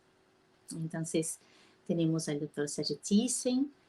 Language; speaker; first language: Spanish; non-native, fluent; Portuguese